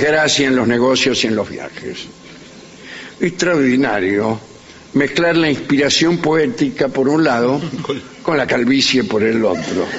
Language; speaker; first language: Spanish; native; Spanish